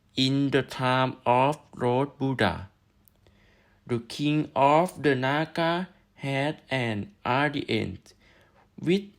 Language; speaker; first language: English; non-native, learner; Thai